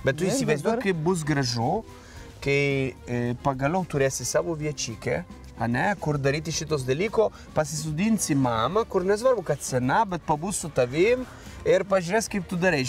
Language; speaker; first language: Lithuanian; non-native, fluent; Italian